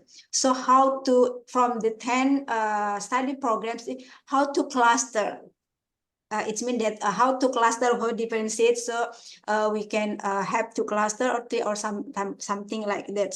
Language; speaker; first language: English; non-native, fluent; Indonesian